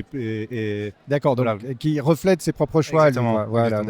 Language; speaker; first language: French; native; French